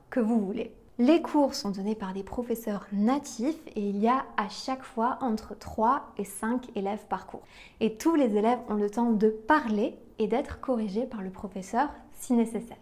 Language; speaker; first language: French; native; French